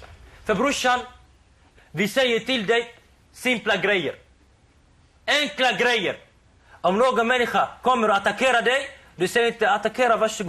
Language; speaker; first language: Swedish; non-native, local second language; Arabic